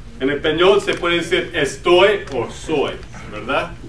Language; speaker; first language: Spanish; non-native, learner; English